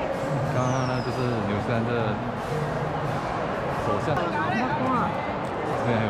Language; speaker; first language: Chinese; native; Chinese